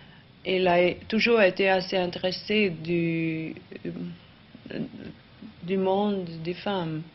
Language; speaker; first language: French; non-native, fluent; Swedish